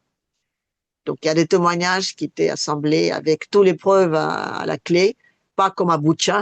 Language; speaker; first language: French; non-native, fluent; Russian